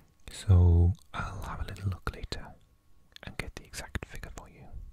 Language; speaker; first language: English; native; English